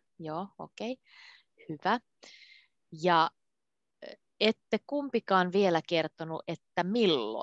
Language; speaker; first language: Finnish; native; Finnish